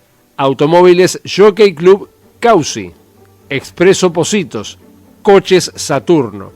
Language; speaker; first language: Spanish; native; Spanish